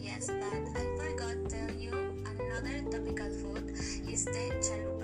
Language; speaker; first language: English; non-native, learner; Spanish